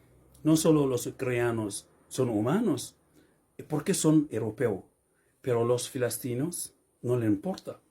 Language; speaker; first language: Spanish; non-native, learner; Fula